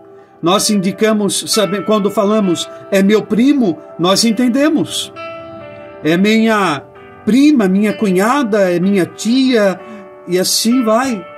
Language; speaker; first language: Portuguese; native; Portuguese